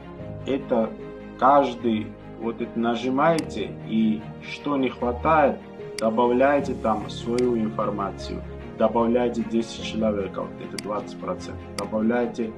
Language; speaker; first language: Russian; non-native, learner; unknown